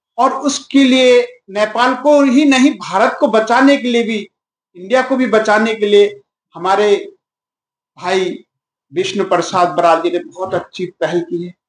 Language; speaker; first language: Hindi; native; Hindi